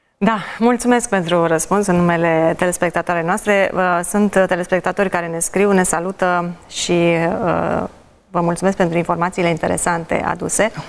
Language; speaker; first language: Romanian; native; Romanian